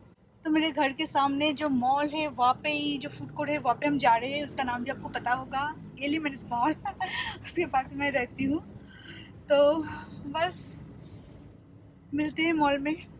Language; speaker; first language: Hindi; non-native, local second language; Bangla